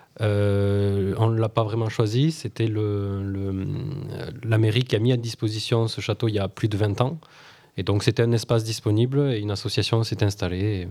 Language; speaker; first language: French; native; French